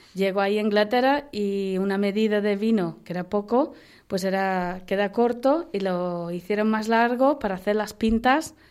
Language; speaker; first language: Spanish; non-native, fluent; English